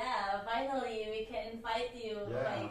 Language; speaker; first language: English; non-native, learner; Indonesian